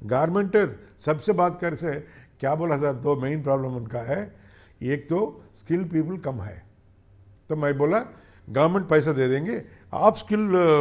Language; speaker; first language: Hindi; non-native, local second language; Telugu